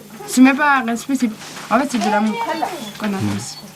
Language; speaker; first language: French; native; French